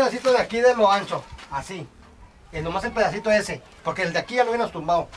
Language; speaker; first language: Spanish; native; Spanish